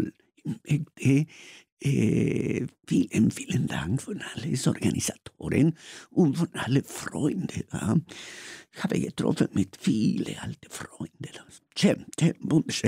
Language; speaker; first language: German; non-native, learner; Spanish